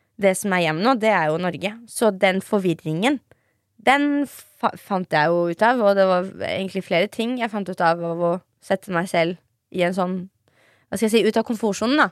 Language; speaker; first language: Norwegian; early bilingual, other home language; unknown